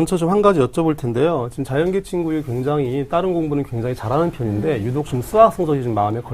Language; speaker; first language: Korean; native; Korean